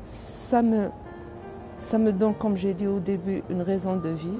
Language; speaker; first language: French; non-native, local second language; Arabic